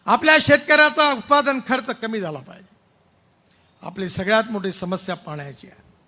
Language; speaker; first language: Marathi; native; Marathi